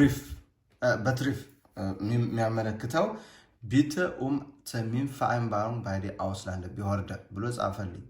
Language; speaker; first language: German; non-native, learner; Amharic